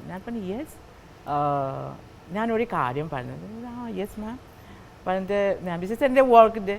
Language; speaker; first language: Malayalam; non-native, learner; Assamese